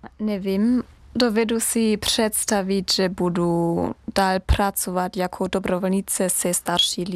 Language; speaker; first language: Czech; non-native, learner; German